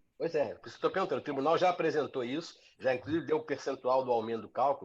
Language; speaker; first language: Portuguese; native; Portuguese